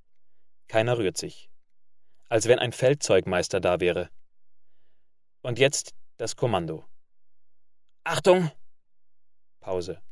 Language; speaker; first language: German; native; German